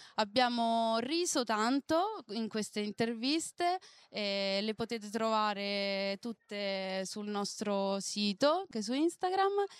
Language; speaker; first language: Italian; native; Italian